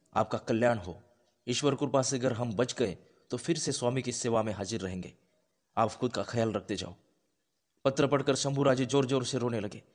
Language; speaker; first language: Hindi; non-native, local second language; Marathi